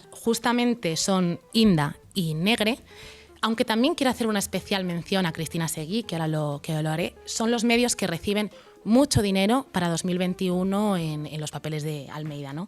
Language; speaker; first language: Spanish; native; Spanish